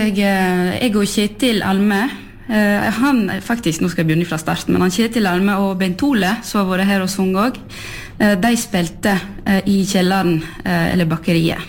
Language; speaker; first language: Norwegian; early bilingual, heritage; French